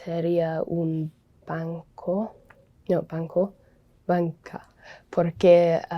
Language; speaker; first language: Spanish; non-native, learner; English